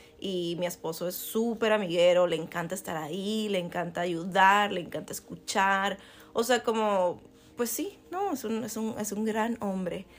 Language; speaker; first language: Spanish; native; Spanish